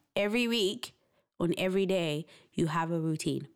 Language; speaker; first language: English; non-native, local second language; Shona